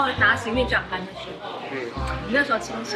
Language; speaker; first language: Chinese; native; Chinese